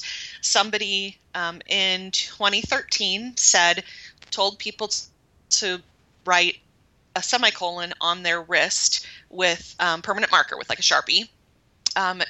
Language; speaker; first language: English; native; English